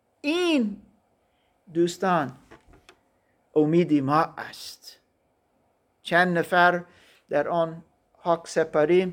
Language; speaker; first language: Persian; non-native, learner; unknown